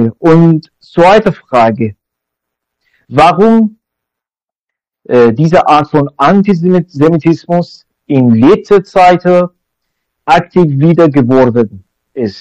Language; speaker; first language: German; non-native, learner; Persian